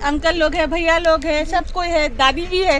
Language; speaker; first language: Hindi; non-native, local second language; Bangla